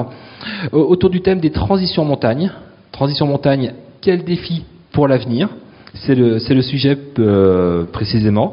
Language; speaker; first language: French; native; French